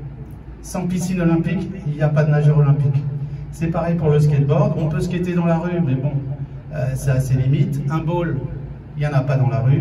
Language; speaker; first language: French; native; French